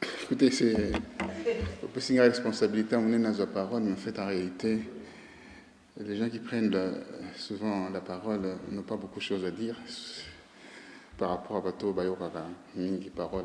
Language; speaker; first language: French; non-native, local second language; Lingala